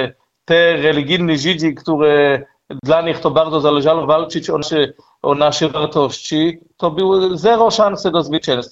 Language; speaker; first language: Polish; non-native, learner; Hebrew